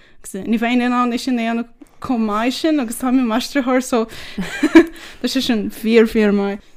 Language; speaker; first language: Irish; non-native, fluent; Portuguese